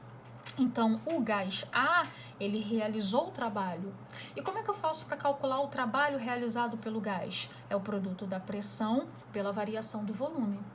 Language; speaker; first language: Portuguese; native; Portuguese